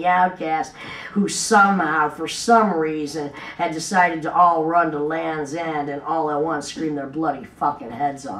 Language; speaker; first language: English; native; English